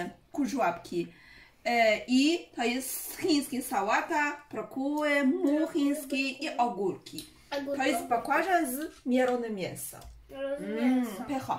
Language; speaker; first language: Polish; non-native, learner; Chinese